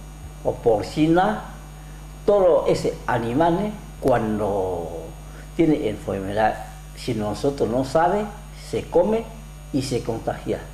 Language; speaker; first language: Spanish; non-native, learner; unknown